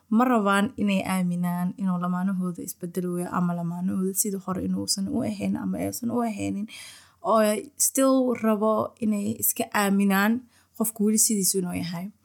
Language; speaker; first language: Somali; early bilingual, heritage; Somali